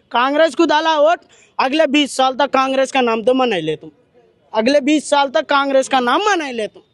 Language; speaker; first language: Hindi; non-native, local second language; Telugu